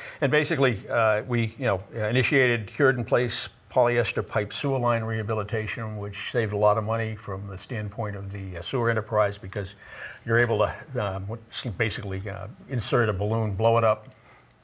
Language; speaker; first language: English; native; English